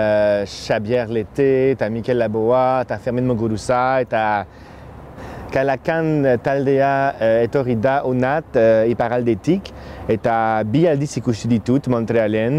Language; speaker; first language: Basque; non-native, fluent; French